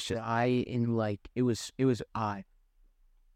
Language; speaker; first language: English; native; English